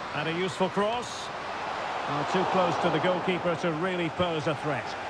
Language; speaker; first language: English; native; English